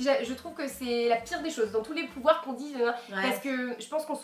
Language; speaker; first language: French; native; French